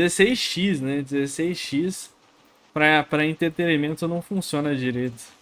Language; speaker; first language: Portuguese; native; Portuguese